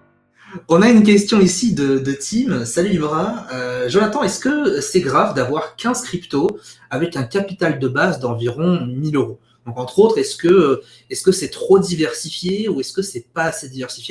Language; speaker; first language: French; native; French